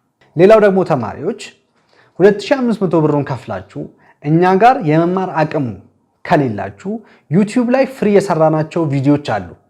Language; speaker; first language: Amharic; native; Amharic